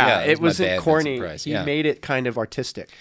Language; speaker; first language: English; native; English